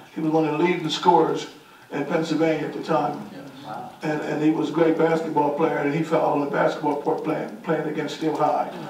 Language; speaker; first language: English; native; English